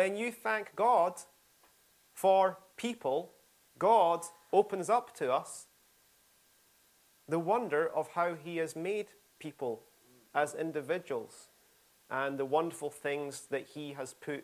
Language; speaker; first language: English; native; English